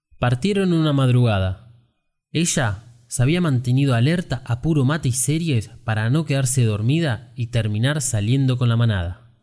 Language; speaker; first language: Spanish; native; Spanish